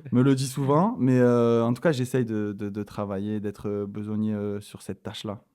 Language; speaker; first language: French; native; French